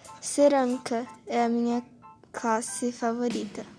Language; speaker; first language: Portuguese; early bilingual, heritage; Portuguese